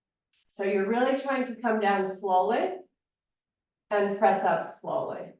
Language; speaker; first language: English; native; English